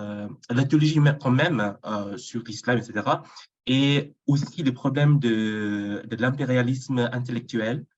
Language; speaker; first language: French; non-native, fluent; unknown